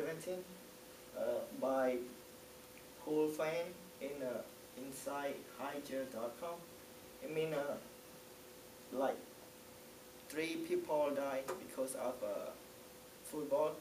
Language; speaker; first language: English; non-native, learner; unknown